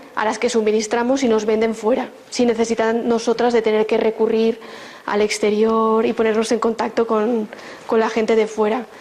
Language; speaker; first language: Spanish; native; Spanish